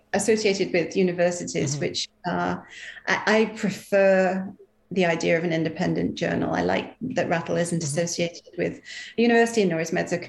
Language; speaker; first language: English; native; English